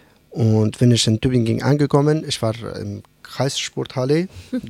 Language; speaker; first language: German; non-native, learner; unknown